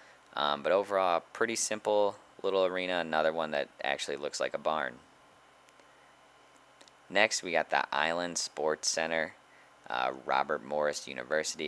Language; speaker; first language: English; native; English